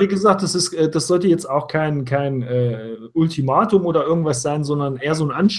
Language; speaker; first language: German; native; German